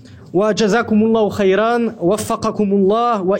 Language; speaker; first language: Arabic; non-native, fluent; French